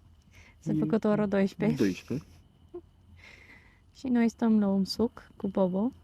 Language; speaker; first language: Romanian; non-native, fluent; Bulgarian